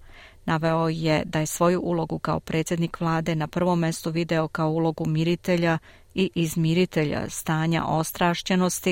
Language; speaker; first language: Croatian; native; Croatian